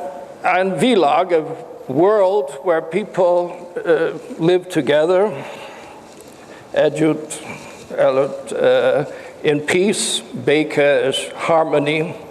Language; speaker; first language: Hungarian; non-native, learner; English